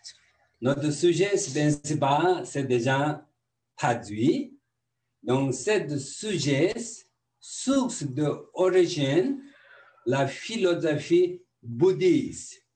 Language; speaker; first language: French; non-native, learner; Tibetan